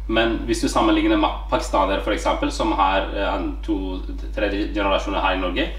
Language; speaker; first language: Norwegian; non-native, fluent; Amharic